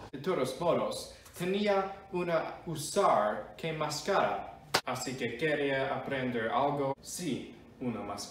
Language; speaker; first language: Spanish; non-native, learner; English